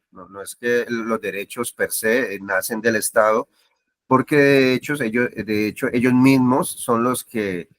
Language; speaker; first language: Spanish; native; Spanish